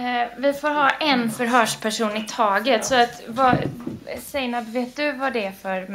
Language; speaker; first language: Swedish; native; Swedish